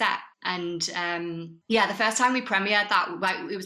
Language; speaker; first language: English; native; English